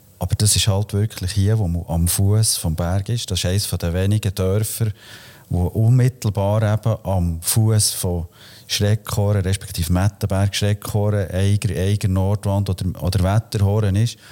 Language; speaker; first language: German; native; German